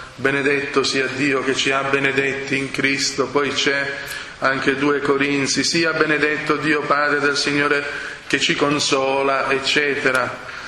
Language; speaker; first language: Italian; non-native, fluent; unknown